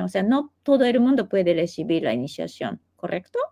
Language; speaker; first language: Spanish; non-native, fluent; Japanese